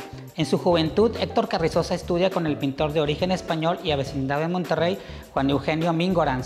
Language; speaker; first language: Spanish; native; Spanish